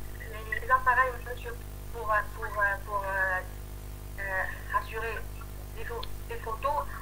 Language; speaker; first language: French; non-native, learner; Arabic